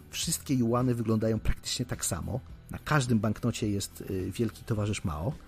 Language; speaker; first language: Polish; native; Polish